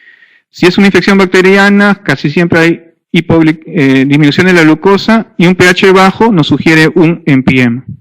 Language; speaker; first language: Spanish; native; Spanish